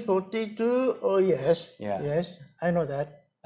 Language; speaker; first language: English; non-native, learner; Japanese